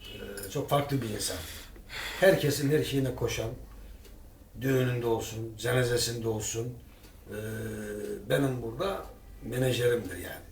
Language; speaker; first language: Turkish; native; Turkish